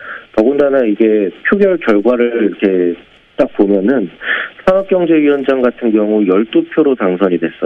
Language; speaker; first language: Korean; native; Korean